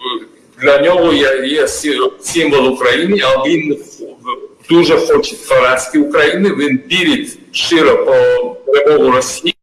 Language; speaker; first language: Ukrainian; non-native, fluent; Georgian